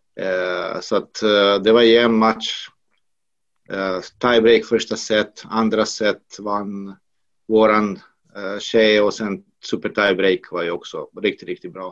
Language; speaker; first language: Swedish; non-native, fluent; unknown